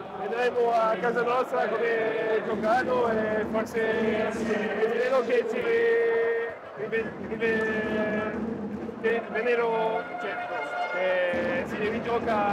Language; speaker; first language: Italian; non-native, fluent; French